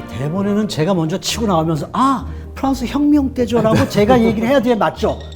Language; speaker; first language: Korean; native; Korean